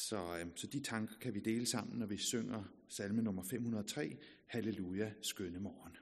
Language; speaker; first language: Danish; native; Danish